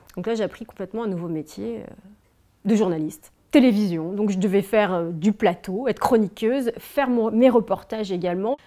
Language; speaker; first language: French; native; French